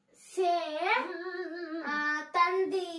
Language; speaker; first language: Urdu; non-native, local second language; Tamil